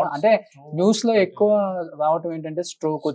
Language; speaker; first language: Telugu; native; Telugu